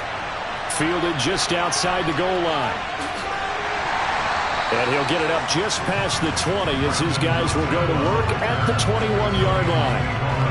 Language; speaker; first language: English; native; English